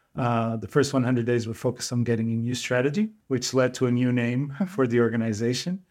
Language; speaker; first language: English; non-native, fluent; Portuguese